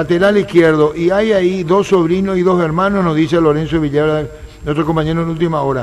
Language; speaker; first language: Spanish; native; Spanish